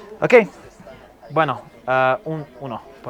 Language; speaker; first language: Spanish; non-native, learner; Slovak